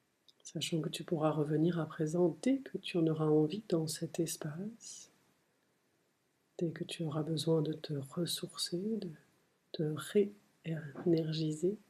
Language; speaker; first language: French; native; French